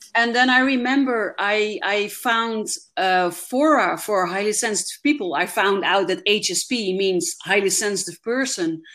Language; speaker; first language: English; non-native, fluent; Dutch